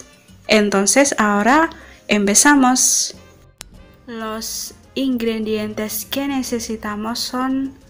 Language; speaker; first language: Spanish; non-native, fluent; Indonesian